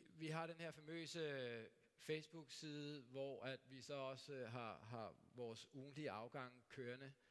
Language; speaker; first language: Danish; native; Danish